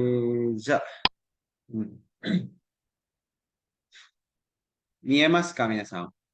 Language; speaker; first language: Japanese; non-native, fluent; Cebuano